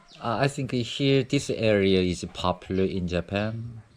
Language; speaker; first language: English; non-native, learner; Korean